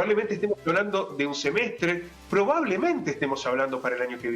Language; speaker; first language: Spanish; native; Spanish